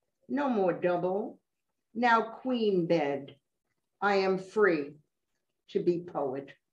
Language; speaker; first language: English; native; English